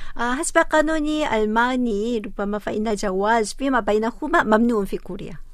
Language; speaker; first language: Arabic; non-native, fluent; Korean